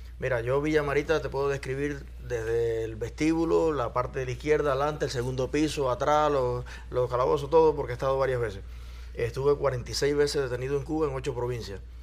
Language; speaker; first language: Spanish; native; Spanish